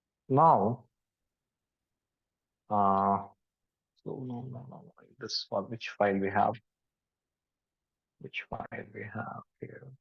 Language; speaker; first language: English; non-native, local second language; Hindi